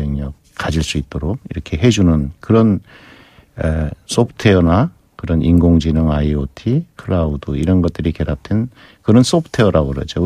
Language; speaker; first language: Korean; native; Korean